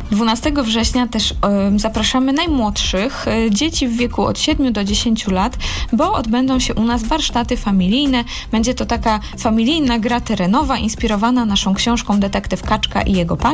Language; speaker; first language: Polish; native; Polish